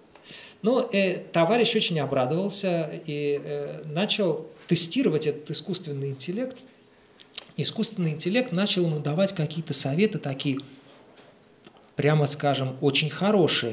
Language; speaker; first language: Russian; native; Russian